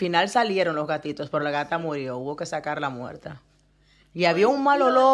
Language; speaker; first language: Spanish; native; Spanish